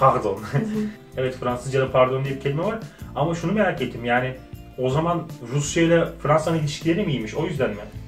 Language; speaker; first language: Turkish; native; Turkish